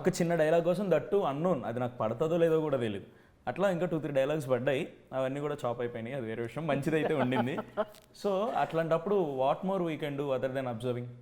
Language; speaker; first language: Telugu; native; Telugu